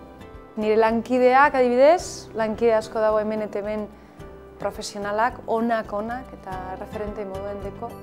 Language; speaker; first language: Basque; non-native, local second language; Spanish